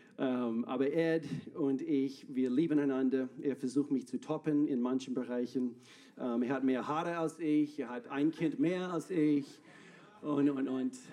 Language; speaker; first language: German; non-native, fluent; English